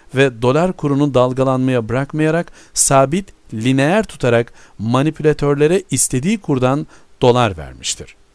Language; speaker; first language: Turkish; native; Turkish